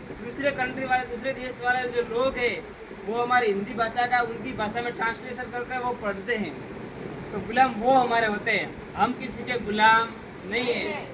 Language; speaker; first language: Hindi; non-native, local second language; Gujarati